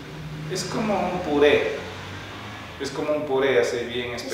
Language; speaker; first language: Spanish; native; Spanish